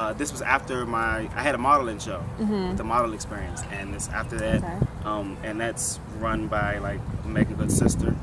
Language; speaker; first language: English; native; English